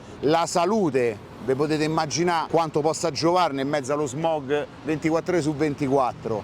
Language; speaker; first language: Italian; native; Italian